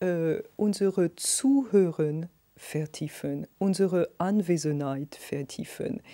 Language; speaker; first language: German; non-native, fluent; French